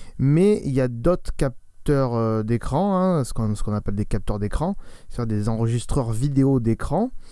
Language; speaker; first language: French; native; French